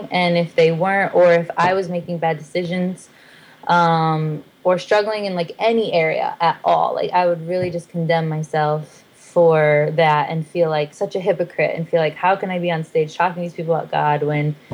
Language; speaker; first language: English; native; English